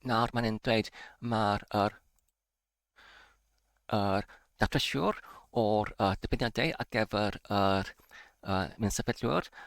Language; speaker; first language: Welsh; non-native, learner; Polish